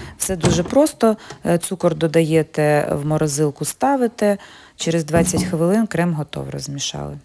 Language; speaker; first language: Ukrainian; non-native, local second language; Russian